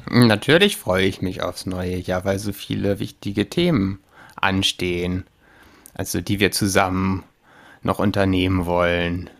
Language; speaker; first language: German; native; German